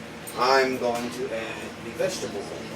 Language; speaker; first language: English; native; English